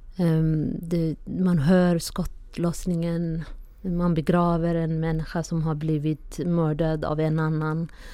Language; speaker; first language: Swedish; non-native, fluent; Somali